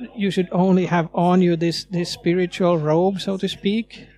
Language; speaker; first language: English; non-native, fluent; Swedish